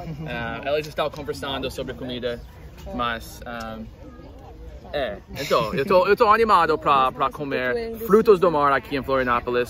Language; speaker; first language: Portuguese; non-native, fluent; English